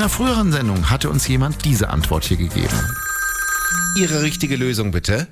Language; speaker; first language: German; native; German